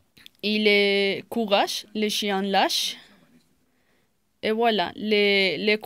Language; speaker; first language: French; non-native, learner; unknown